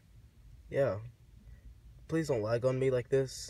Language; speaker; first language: English; native; English